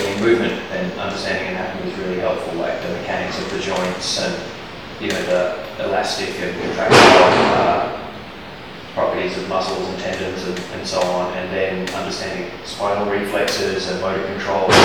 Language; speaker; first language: English; native; English